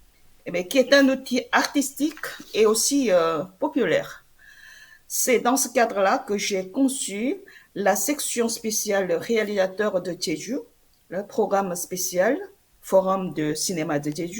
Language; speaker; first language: French; non-native, fluent; Korean